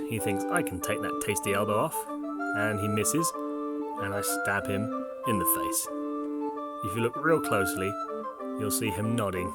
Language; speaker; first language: English; native; English